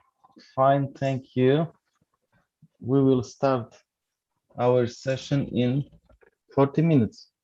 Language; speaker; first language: English; non-native, fluent; Polish